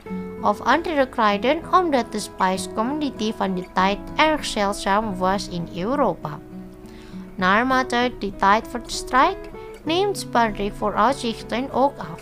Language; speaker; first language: Dutch; non-native, fluent; Indonesian